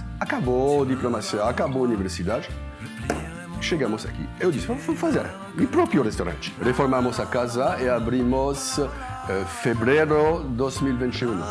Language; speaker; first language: Portuguese; non-native, learner; French